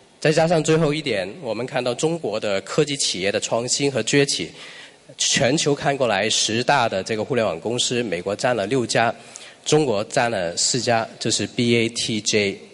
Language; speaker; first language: Chinese; non-native, local second language; Cantonese